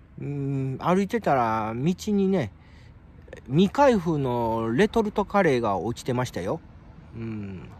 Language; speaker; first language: Japanese; native; Japanese